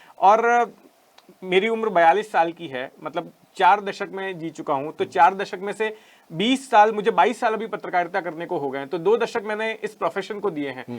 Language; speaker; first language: Hindi; native; Hindi